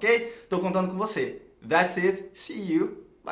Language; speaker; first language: Portuguese; native; Portuguese